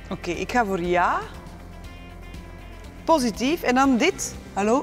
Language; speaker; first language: Dutch; native; Dutch